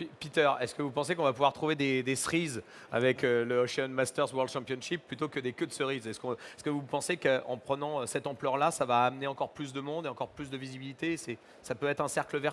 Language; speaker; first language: French; native; French